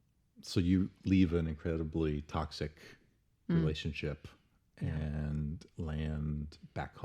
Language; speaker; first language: English; native; English